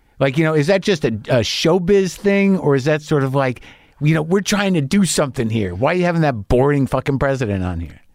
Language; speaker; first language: English; native; English